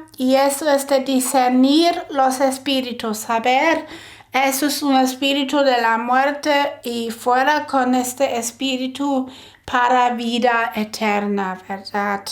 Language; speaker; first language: Spanish; non-native, fluent; German